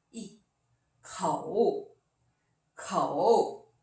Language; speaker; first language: Korean; non-native, learner; Chinese